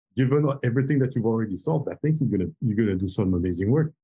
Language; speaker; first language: English; non-native, fluent; French